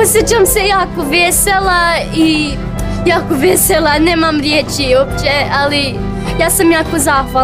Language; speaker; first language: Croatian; early bilingual, other home language; Filipino